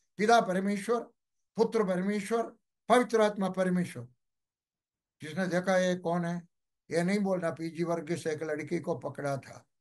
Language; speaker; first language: Hindi; non-native, local second language; Malayalam